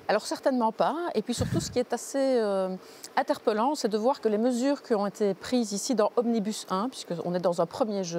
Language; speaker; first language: French; native; French